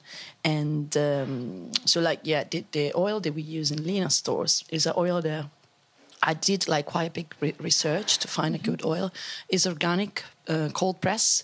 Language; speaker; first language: English; non-native, fluent; Italian